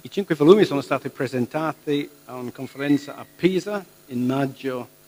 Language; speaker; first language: Italian; non-native, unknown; English